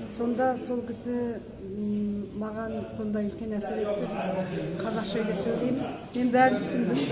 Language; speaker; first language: Kazakh; early bilingual, heritage; Kazakh